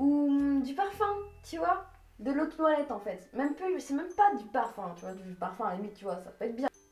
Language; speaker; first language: French; native; French